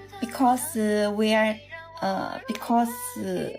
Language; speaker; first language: English; non-native, learner; Chinese